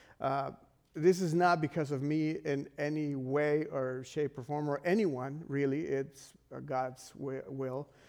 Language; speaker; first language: English; non-native, fluent; Spanish